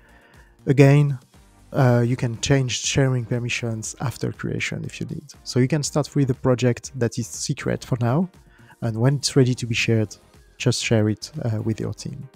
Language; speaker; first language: English; non-native, fluent; French